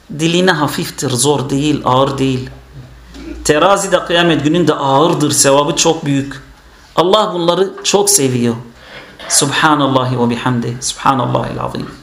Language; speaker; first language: Turkish; non-native, fluent; Arabic